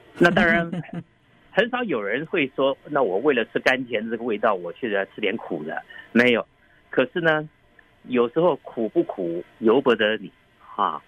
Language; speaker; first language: Chinese; native; Chinese